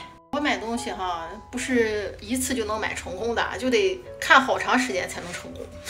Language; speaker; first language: Chinese; native; Chinese